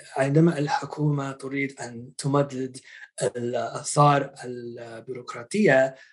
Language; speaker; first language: Arabic; non-native, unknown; English